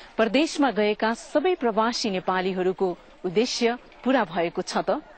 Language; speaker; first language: Nepali; native; Nepali